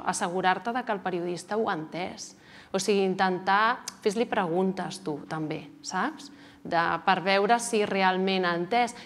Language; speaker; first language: Catalan; native; Catalan